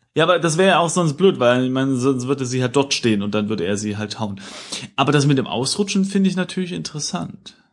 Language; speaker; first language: German; native; German